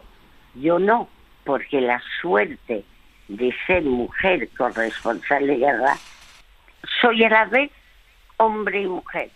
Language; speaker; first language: Spanish; early bilingual, other home language; French